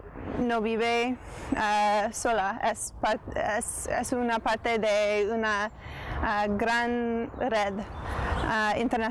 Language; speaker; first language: Spanish; non-native, fluent; English